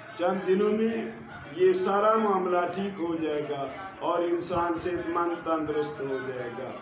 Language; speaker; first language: Urdu; non-native, local second language; Punjabi